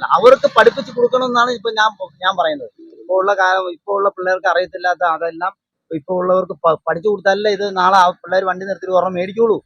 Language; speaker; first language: Malayalam; non-native, local second language; Tamil